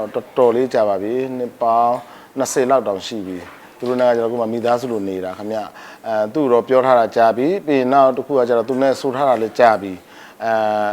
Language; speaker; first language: Burmese; native; Burmese